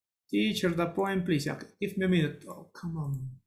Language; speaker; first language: English; non-native, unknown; Spanish